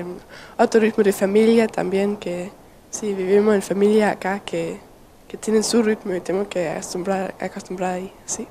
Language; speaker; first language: Spanish; non-native, learner; Danish